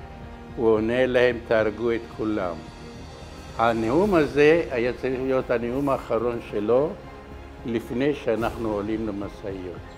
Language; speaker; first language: Hebrew; non-native, fluent; Arabic